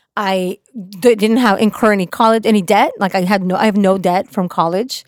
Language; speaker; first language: English; early bilingual, other home language; Spanish